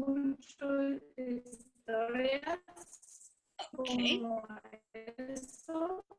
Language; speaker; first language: Spanish; non-native, fluent; English